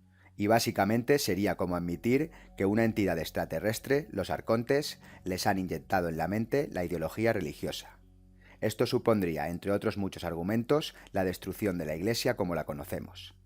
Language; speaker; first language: Spanish; native; Spanish